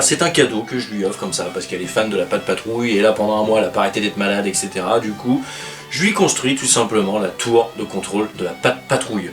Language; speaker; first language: French; native; French